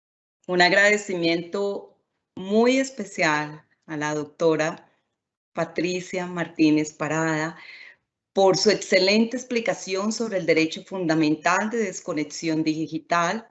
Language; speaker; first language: Spanish; native; Spanish